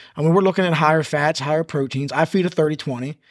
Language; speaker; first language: English; native; English